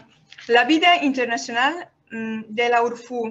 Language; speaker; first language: Spanish; non-native, learner; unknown